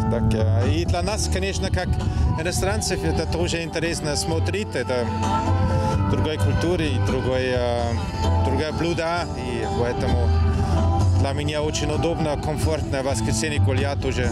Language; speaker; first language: Russian; non-native, learner; German